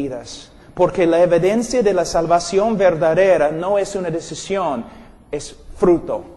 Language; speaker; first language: Spanish; non-native, fluent; English